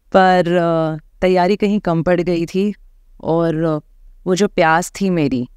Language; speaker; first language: Hindi; native; Hindi